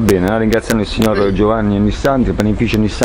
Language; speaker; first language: Italian; native; Italian